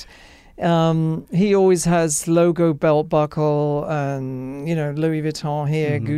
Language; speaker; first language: English; native; English